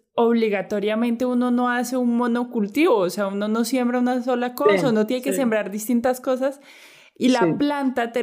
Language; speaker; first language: Spanish; native; Spanish